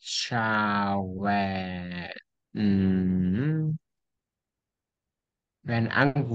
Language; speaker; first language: English; non-native, learner; Vietnamese